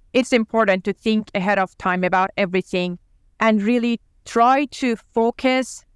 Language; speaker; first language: English; non-native, fluent; Persian